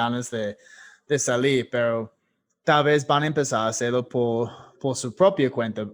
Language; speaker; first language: Spanish; non-native, fluent; English